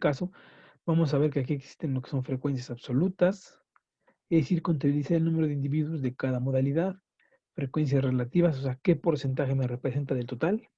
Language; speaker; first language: Spanish; native; Spanish